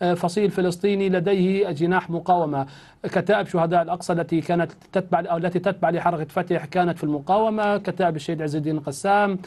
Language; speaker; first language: Arabic; native; Arabic